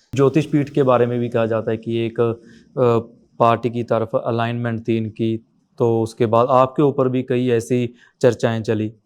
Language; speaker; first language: Hindi; non-native, local second language; Punjabi